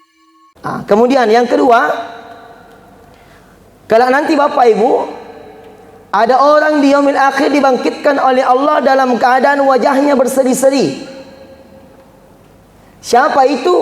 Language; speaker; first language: Indonesian; non-native, local second language; Buginese